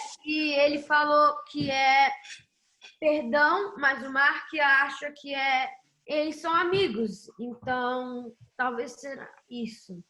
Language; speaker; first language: Portuguese; early bilingual, heritage; Portuguese